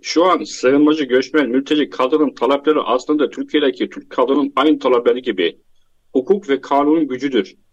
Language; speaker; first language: Turkish; non-native, fluent; Arabic